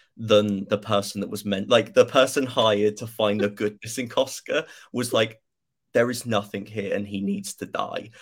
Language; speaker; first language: English; native; English